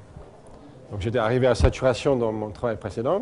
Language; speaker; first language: French; non-native, fluent; English